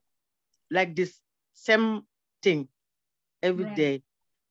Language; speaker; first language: English; non-native, learner; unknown